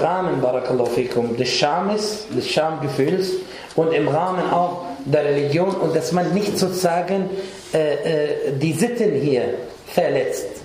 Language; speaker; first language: German; non-native, fluent; Arabic